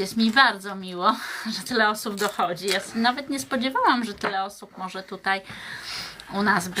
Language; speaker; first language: Polish; native; Polish